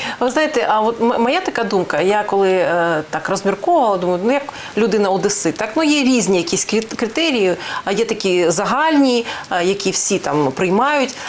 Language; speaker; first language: Ukrainian; non-native, local second language; Russian